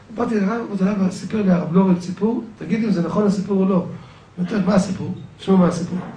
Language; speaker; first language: Hebrew; native; Hebrew